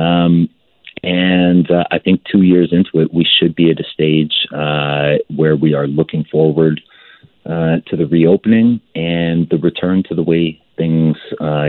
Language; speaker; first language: English; native; English